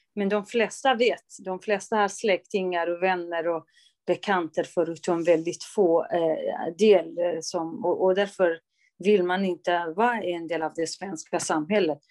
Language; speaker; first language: Swedish; non-native, local second language; Kurdish